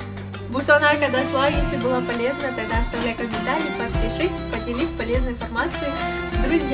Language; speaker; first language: Russian; non-native, local second language; Kazakh